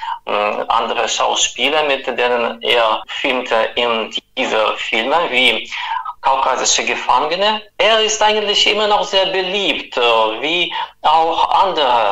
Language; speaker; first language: German; non-native, fluent; Russian